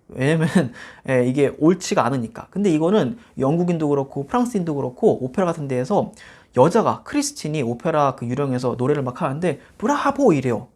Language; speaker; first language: Korean; native; Korean